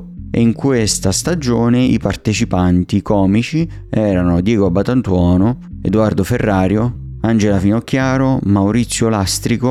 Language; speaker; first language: Italian; native; Italian